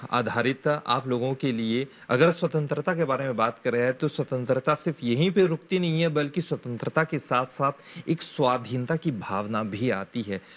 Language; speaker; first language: Hindi; non-native, local second language; Morisyen